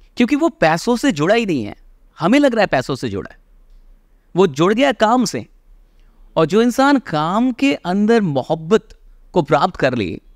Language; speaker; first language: Hindi; native; Hindi